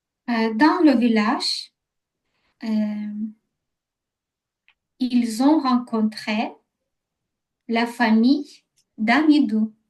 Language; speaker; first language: French; non-native, learner; Ukrainian